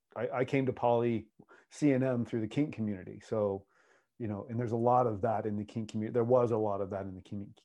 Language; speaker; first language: English; native; English